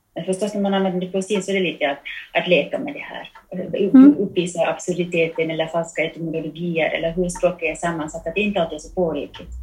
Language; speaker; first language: Swedish; early bilingual, heritage; German